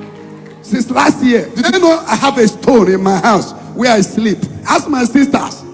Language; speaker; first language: English; non-native, local second language; Igbo